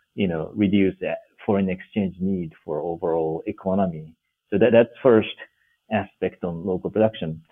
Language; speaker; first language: English; non-native, fluent; Japanese